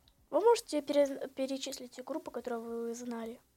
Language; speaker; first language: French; non-native, learner; Russian